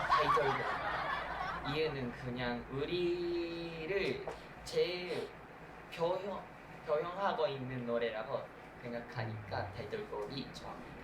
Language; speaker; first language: Korean; non-native, learner; Japanese